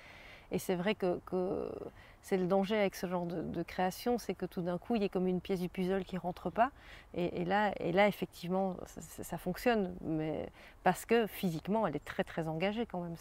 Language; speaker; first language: French; native; French